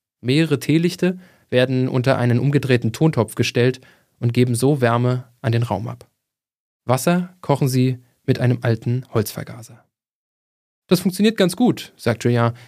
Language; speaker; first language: German; native; German